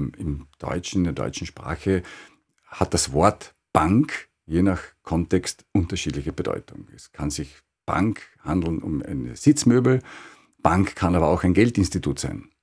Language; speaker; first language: German; native; German